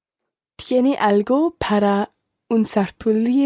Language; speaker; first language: Spanish; non-native, learner; English